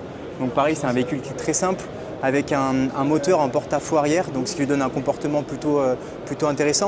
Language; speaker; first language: French; native; French